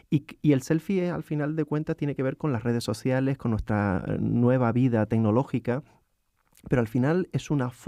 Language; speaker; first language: Spanish; native; Spanish